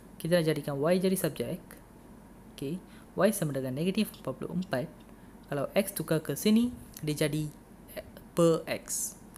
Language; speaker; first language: Malay; non-native, local second language; Tamil